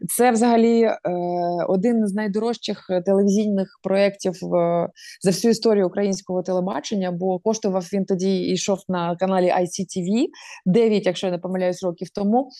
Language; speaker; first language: Ukrainian; non-native, local second language; Russian